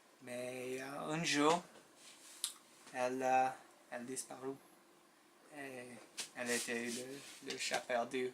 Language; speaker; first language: French; non-native, local second language; English